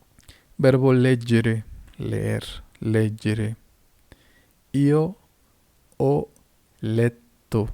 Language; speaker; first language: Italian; non-native, fluent; Spanish